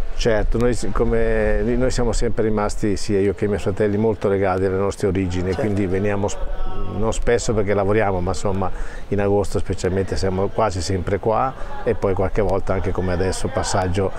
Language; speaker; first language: Italian; native; Italian